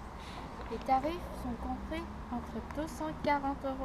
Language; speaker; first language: French; non-native, learner; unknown